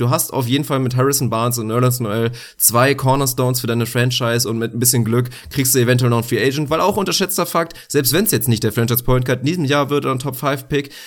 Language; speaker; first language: German; native; German